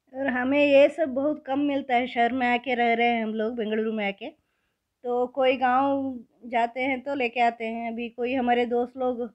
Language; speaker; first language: Hindi; non-native, local second language; Kannada